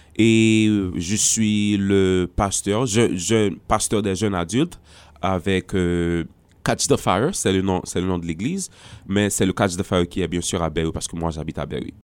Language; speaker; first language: French; non-native, local second language; Haitian Creole